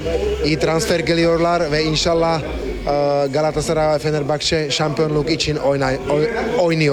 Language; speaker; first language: Turkish; non-native, learner; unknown